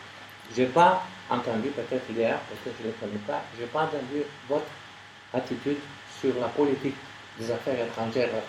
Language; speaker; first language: French; non-native, learner; English